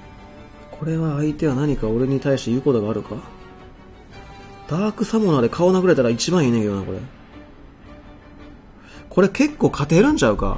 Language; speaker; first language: Japanese; native; Japanese